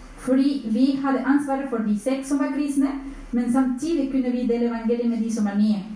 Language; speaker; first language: Norwegian; non-native, fluent; Spanish